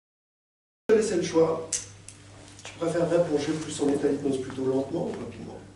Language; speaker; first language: French; native; French